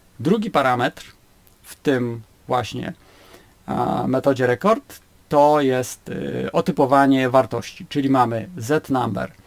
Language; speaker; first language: Polish; native; Polish